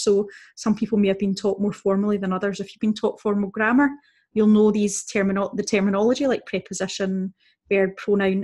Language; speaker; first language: English; native; English